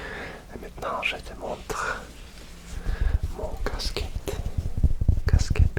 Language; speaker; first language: French; non-native, learner; Russian